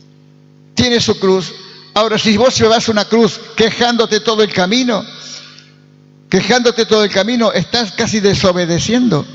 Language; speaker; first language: Spanish; native; Spanish